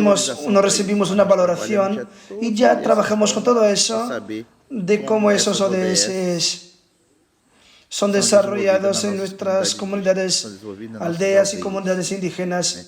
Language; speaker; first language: Spanish; non-native, fluent; Portuguese